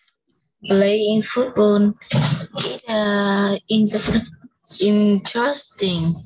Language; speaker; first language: English; non-native, learner; Vietnamese